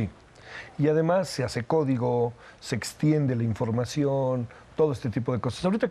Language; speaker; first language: Spanish; native; Spanish